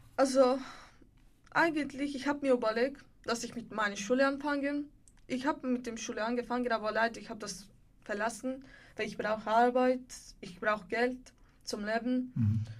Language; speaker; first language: German; non-native, learner; Bulgarian